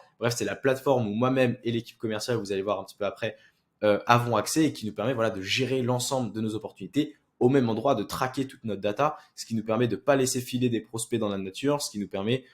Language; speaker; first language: French; native; French